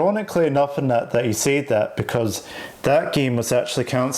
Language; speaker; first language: English; native; English